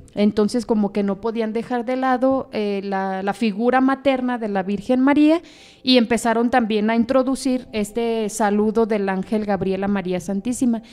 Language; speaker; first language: Spanish; native; Spanish